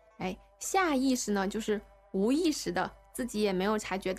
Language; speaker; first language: Chinese; native; Chinese